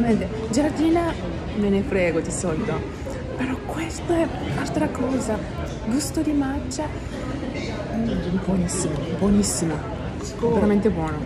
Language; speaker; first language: Italian; non-native, learner; Japanese